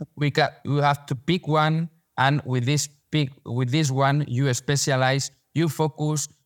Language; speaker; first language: English; non-native, learner; Spanish